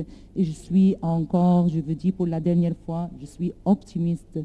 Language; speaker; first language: French; non-native, learner; Arabic